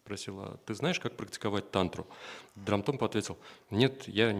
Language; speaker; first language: Russian; native; Russian